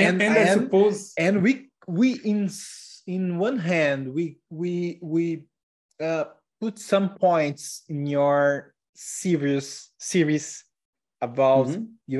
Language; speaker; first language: English; non-native, learner; Portuguese